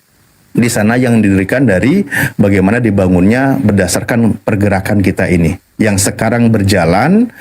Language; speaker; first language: Indonesian; native; Indonesian